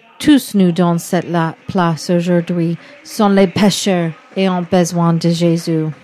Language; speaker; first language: French; non-native, learner; English